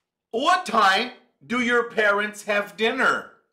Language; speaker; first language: English; non-native, fluent; Portuguese